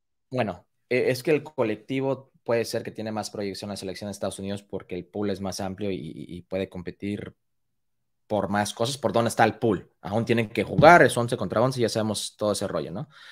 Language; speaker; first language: Spanish; early bilingual, heritage; Spanish